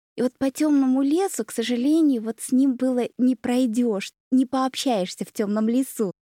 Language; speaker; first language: Russian; native; Russian